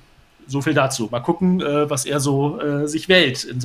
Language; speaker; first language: German; native; German